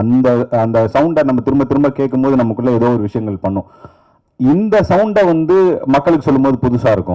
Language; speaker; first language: Tamil; native; Tamil